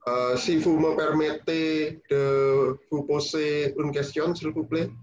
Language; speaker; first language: French; non-native, learner; Indonesian